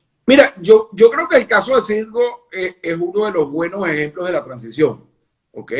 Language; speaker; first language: Spanish; native; Spanish